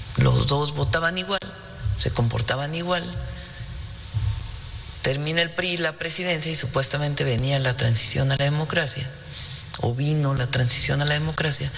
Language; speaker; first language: Spanish; native; Spanish